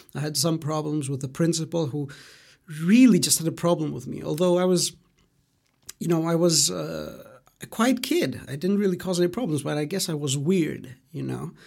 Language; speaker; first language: English; non-native, fluent; Greek